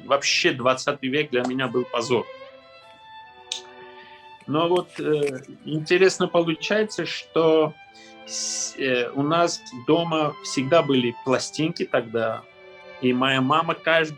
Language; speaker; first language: Russian; non-native, local second language; Armenian